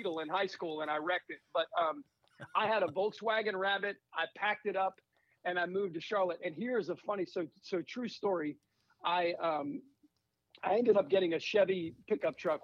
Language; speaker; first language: English; native; English